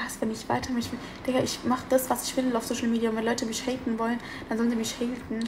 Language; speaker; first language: German; early bilingual, other home language; Italian